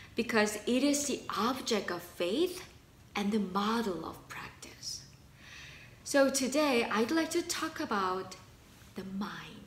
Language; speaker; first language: English; non-native, fluent; Korean